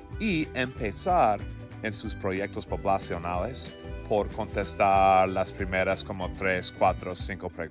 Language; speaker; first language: Spanish; non-native, fluent; English